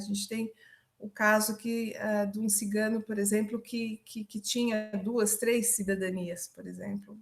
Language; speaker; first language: Portuguese; native; Portuguese